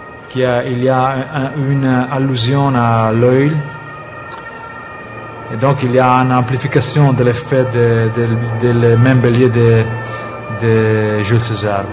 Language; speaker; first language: French; non-native, fluent; Italian